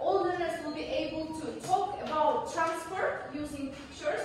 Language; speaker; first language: English; non-native, learner; Kazakh